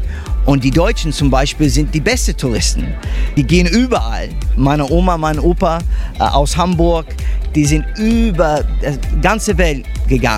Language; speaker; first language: German; early bilingual, heritage; English